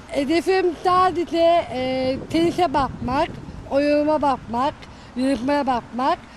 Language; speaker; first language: Turkish; native; Turkish